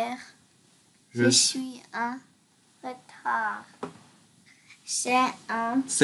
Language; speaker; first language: French; non-native, learner; English